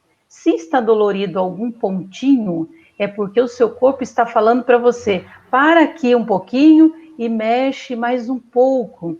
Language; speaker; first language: Portuguese; native; Portuguese